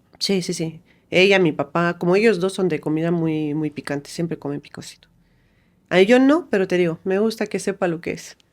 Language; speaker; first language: Spanish; non-native, fluent; Romanian